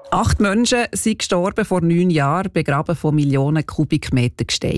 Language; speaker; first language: German; native; German